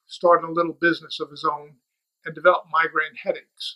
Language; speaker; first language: English; native; English